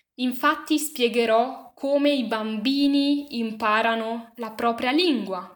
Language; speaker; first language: Italian; native; Italian